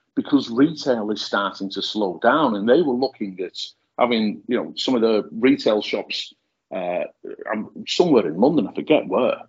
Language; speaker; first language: English; native; English